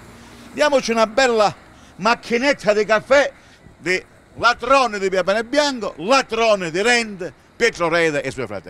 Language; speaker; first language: Italian; native; Italian